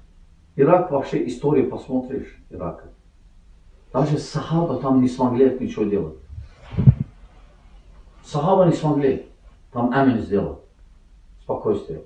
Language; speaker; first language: Russian; non-native, learner; Azerbaijani